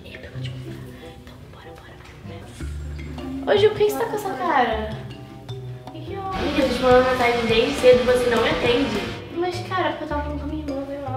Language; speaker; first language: Portuguese; native; Portuguese